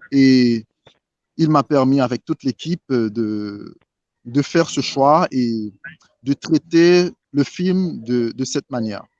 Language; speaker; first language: French; non-native, local second language; Haitian Creole